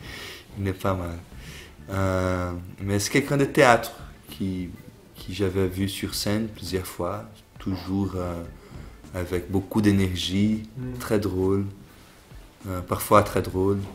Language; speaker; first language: French; non-native, fluent; Portuguese